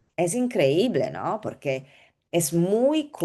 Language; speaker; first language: Spanish; non-native, learner; Italian